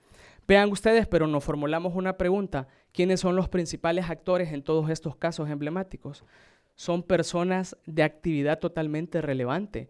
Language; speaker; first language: Spanish; native; Spanish